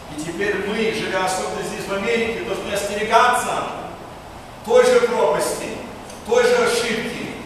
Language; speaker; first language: Russian; early bilingual, heritage; Russian